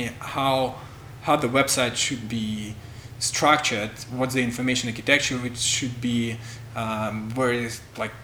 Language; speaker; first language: English; non-native, fluent; Russian